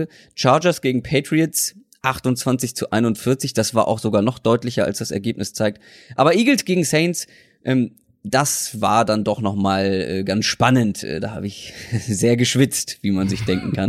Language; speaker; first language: German; native; German